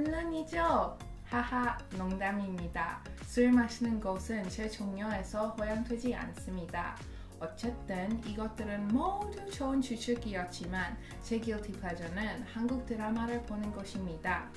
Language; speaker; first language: Korean; non-native, learner; Persian